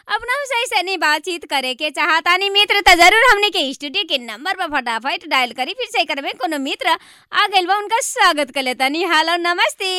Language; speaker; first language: Bhojpuri; non-native, local second language; Maithili